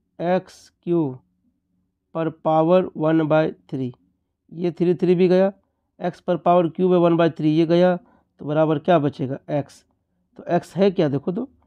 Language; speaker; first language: Hindi; native; Hindi